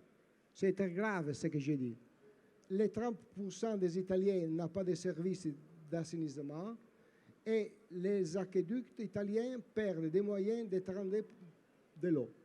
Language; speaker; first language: French; non-native, learner; Italian